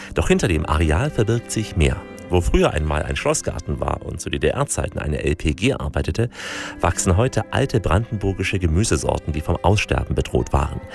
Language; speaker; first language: German; native; German